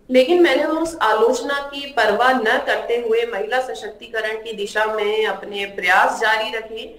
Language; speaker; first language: Hindi; native; Hindi